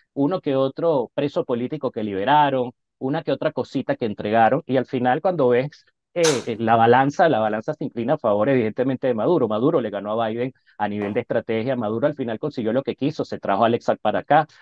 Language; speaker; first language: Spanish; native; Spanish